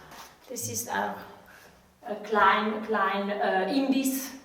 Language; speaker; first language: German; non-native, local second language; Ladin